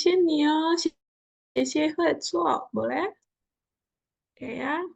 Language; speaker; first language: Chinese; non-native, fluent; Indonesian